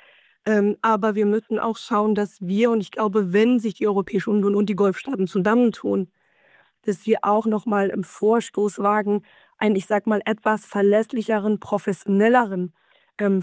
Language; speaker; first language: German; native; German